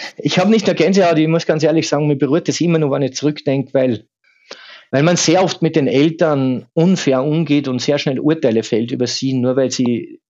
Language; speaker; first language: German; native; German